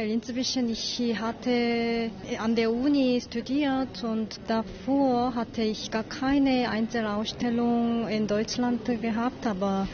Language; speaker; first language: German; non-native, learner; Korean